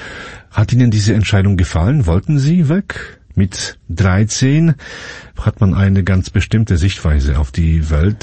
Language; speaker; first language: German; non-native, fluent; Polish